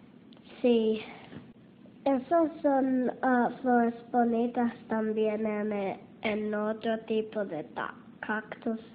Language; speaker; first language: Spanish; early bilingual, heritage; Spanish